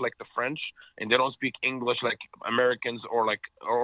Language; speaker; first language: English; non-native, fluent; Arabic